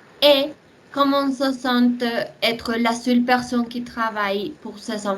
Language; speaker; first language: French; non-native, learner; Spanish